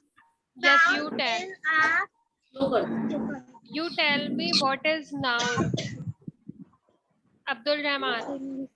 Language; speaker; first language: English; non-native, local second language; Urdu